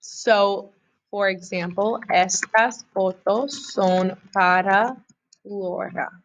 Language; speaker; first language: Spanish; non-native, fluent; English